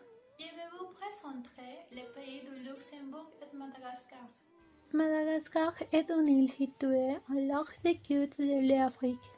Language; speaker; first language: French; non-native, learner; Spanish